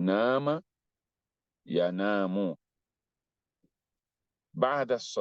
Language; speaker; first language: Arabic; non-native, fluent; English